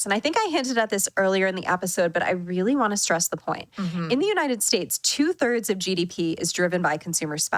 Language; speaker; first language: English; native; English